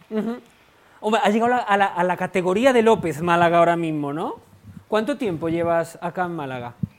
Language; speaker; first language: Spanish; native; Spanish